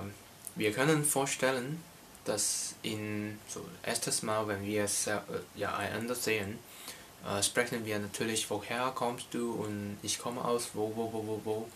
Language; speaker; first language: German; non-native, learner; Cantonese